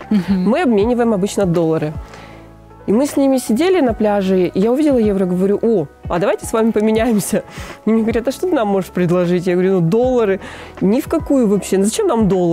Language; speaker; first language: Russian; native; Russian